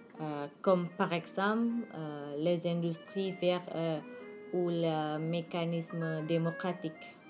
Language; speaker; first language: French; non-native, learner; Indonesian